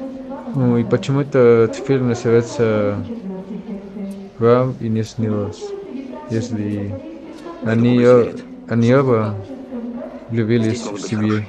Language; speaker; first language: Russian; non-native, fluent; Spanish